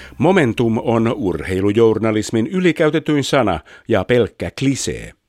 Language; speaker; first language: Finnish; native; Finnish